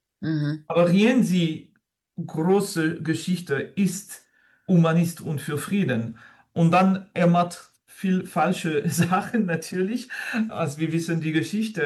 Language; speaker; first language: German; non-native, fluent; French